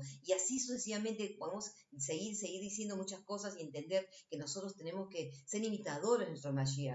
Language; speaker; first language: Spanish; native; Spanish